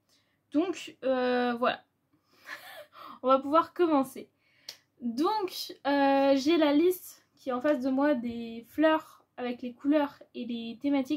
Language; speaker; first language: French; native; French